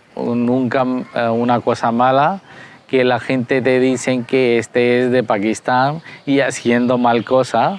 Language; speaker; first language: Spanish; non-native, fluent; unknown